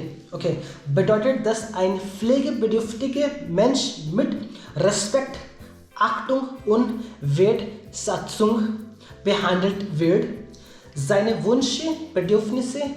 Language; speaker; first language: German; non-native, learner; Hindi